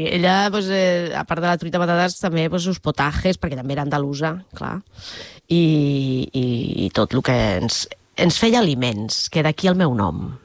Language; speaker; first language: Catalan; non-native, local second language; Spanish